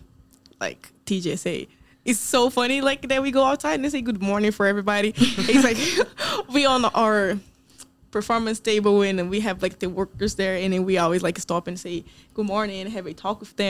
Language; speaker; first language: English; non-native, fluent; Portuguese